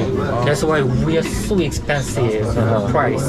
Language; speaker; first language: English; non-native, learner; Korean